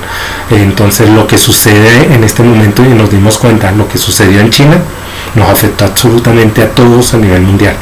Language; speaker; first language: Spanish; native; Spanish